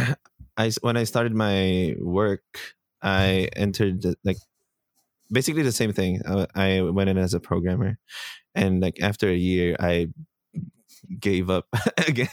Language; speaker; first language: English; non-native, local second language; Filipino